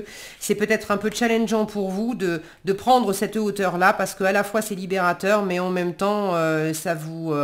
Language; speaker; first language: French; native; French